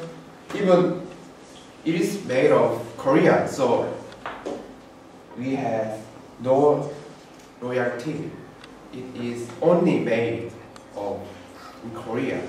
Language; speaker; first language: English; non-native, learner; Korean